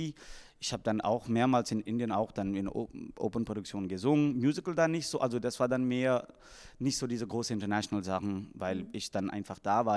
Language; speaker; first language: German; non-native, fluent; English